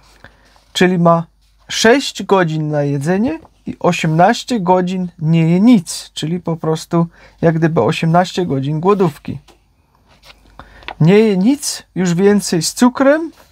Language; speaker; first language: Polish; native; Polish